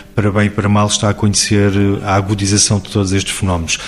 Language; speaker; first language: Portuguese; native; Portuguese